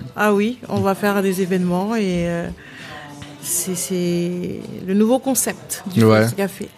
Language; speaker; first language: French; native; French